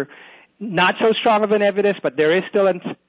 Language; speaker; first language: English; non-native, local second language; Filipino